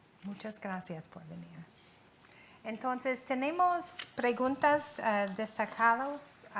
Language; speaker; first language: Spanish; non-native, fluent; English